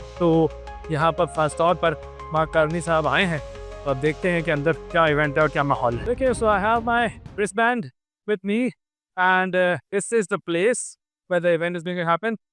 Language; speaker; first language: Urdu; native; Urdu